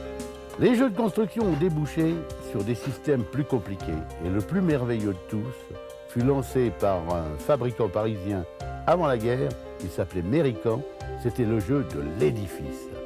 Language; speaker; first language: French; native; French